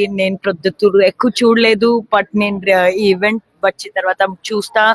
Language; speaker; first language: Telugu; non-native, learner; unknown